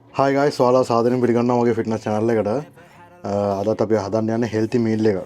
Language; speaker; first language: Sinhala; native; Sinhala